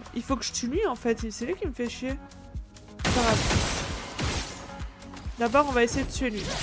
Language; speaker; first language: French; native; French